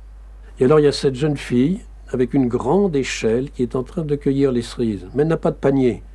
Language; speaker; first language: French; native; French